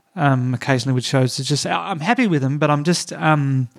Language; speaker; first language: English; native; English